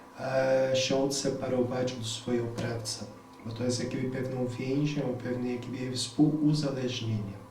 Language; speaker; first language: Polish; non-native, fluent; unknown